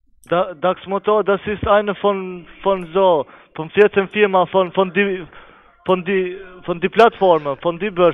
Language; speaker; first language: German; non-native, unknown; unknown